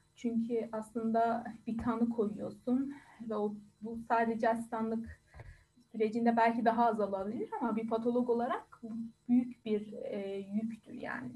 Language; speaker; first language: Turkish; non-native, fluent; Persian